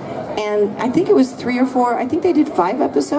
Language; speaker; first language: English; native; English